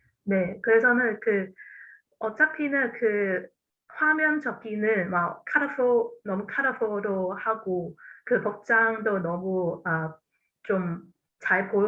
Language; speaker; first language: Korean; non-native, fluent; Cantonese